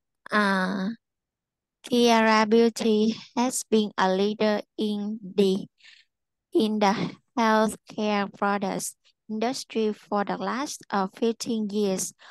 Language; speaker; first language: English; non-native, learner; Vietnamese